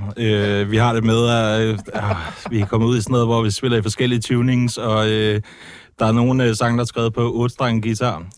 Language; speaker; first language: Danish; native; Danish